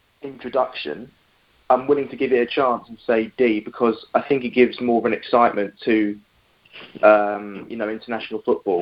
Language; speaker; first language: English; native; English